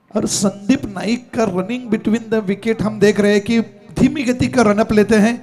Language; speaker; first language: Hindi; non-native, local second language; Marathi